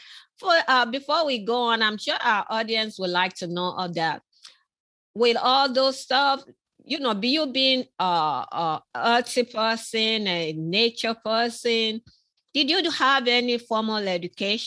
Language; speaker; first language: English; non-native, local second language; Yoruba